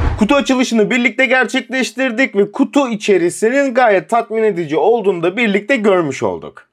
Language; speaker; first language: Turkish; native; Turkish